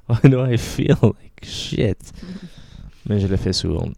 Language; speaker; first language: French; non-native, fluent; Spanish